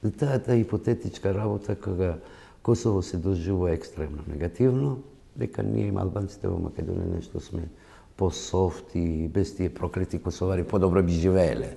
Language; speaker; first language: Macedonian; non-native, local second language; Albanian